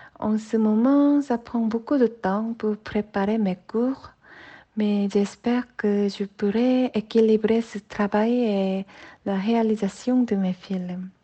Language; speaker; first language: French; non-native, fluent; Korean